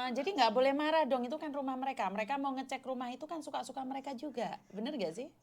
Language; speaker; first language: Indonesian; non-native, local second language; Javanese